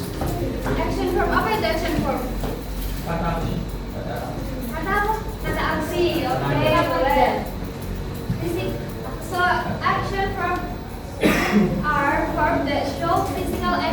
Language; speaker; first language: English; non-native, learner; Indonesian